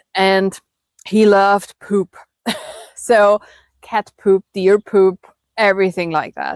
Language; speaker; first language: English; non-native, fluent; German